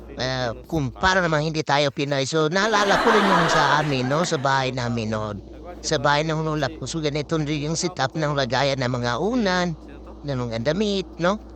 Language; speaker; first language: Filipino; native; Filipino